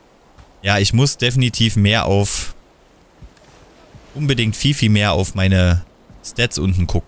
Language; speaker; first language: German; native; German